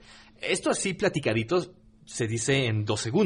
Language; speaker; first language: Spanish; native; Spanish